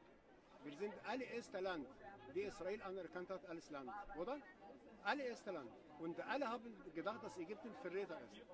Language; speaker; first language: German; non-native, learner; Arabic